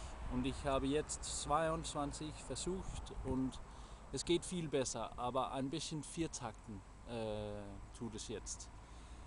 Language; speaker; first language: German; non-native, fluent; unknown